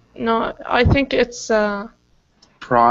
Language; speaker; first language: English; non-native, learner; Arabic